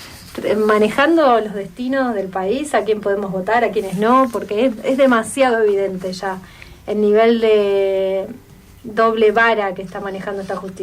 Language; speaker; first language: Spanish; native; Spanish